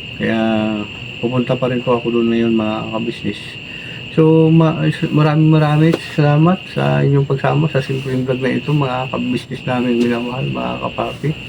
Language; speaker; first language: Filipino; non-native, local second language; Cebuano